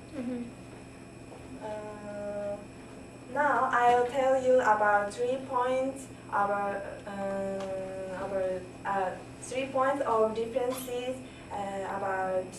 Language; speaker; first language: English; non-native, learner; Japanese